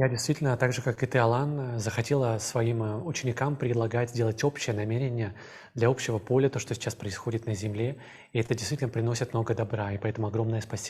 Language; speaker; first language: Russian; native; Russian